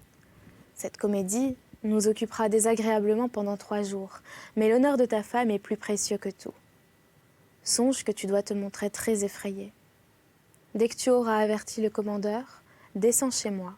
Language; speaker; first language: French; native; French